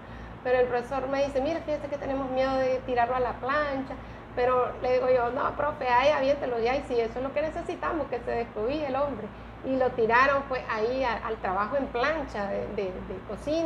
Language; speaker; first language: Spanish; native; Spanish